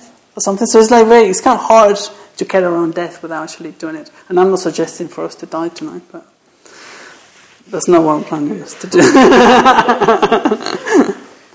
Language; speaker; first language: English; non-native, fluent; Spanish